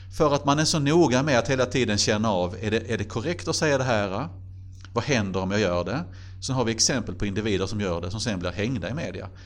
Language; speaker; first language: Swedish; native; Swedish